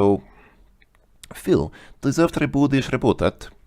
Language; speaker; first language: Russian; non-native, learner; English